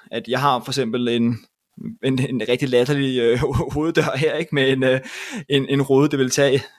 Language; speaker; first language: Danish; native; Danish